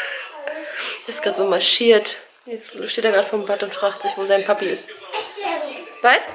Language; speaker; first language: German; native; German